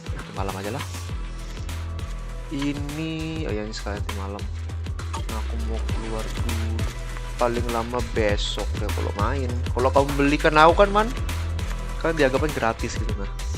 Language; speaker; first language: Indonesian; native; Indonesian